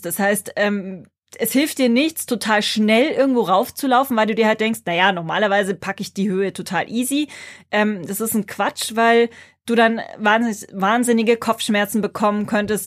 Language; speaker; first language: German; native; German